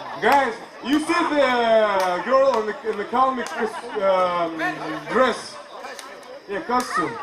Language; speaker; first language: English; non-native, learner; Russian